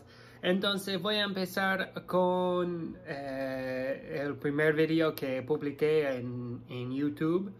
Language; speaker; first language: Spanish; non-native, fluent; English